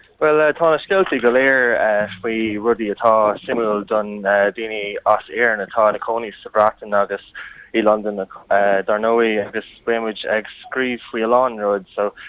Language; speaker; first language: Irish; non-native, learner; English